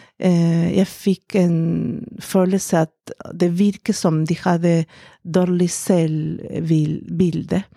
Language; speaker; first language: Norwegian; non-native, fluent; Spanish